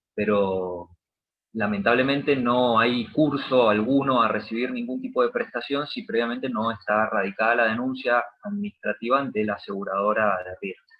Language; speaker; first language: Spanish; native; Spanish